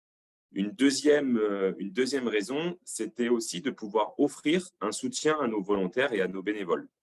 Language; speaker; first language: French; native; French